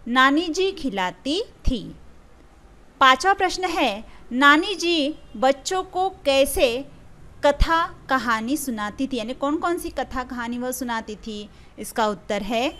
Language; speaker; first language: Hindi; non-native, local second language; Marathi